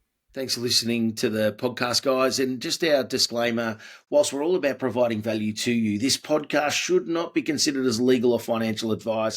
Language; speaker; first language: English; native; English